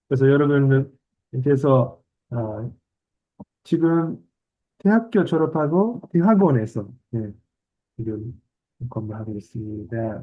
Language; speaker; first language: Korean; non-native, learner; Japanese